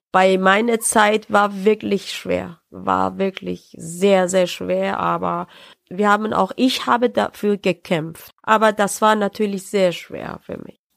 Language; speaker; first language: German; non-native, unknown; Persian